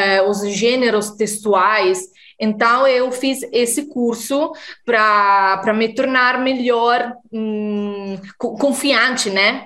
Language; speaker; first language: Portuguese; non-native, fluent; Italian